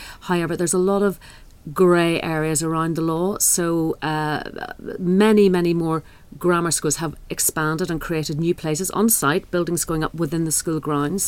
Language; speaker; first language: English; native; English